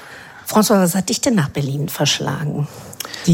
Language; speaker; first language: German; native; German